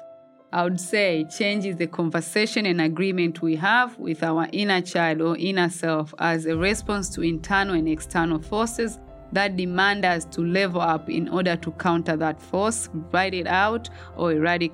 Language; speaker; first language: English; non-native, local second language; Swahili